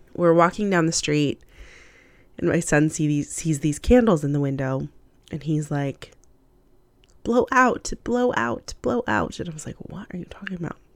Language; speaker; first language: English; early bilingual, other home language; Hindi